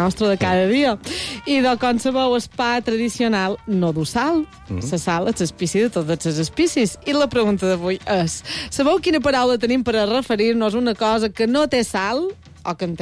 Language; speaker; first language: Catalan; native; Catalan